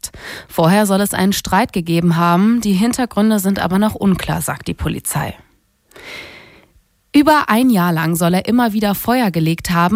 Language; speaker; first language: German; native; German